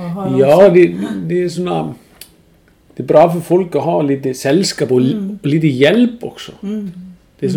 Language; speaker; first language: Swedish; non-native, fluent; Icelandic